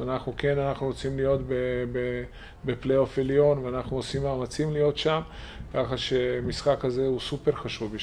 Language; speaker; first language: Hebrew; non-native, fluent; Serbian